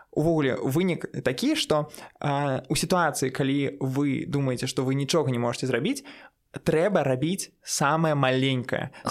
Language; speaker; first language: Belarusian; non-native, local second language; Russian